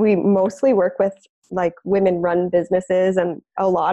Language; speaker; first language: English; native; English